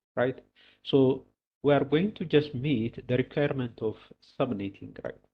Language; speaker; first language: English; non-native, local second language; Amharic